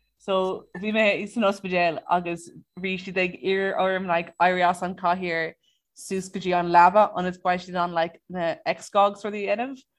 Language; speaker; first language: Irish; non-native, local second language; English